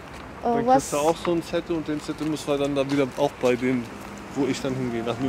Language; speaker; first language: German; native; German